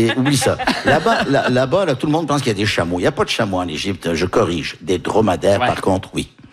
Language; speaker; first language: French; early bilingual, heritage; French